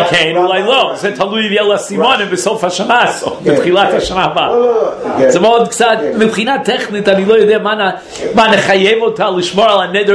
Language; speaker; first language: Hebrew; non-native, fluent; English